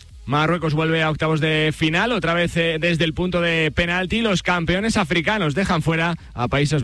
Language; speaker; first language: Spanish; native; Spanish